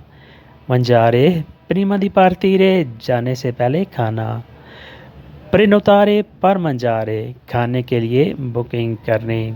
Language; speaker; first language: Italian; non-native, fluent; Urdu